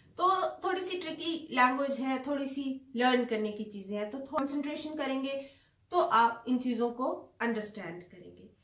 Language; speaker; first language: Urdu; native; Urdu